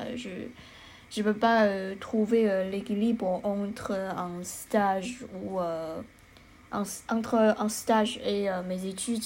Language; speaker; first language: French; non-native, learner; Chinese